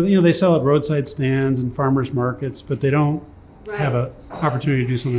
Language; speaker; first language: English; native; English